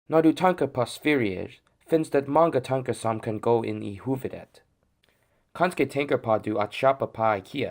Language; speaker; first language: Swedish; non-native, learner; English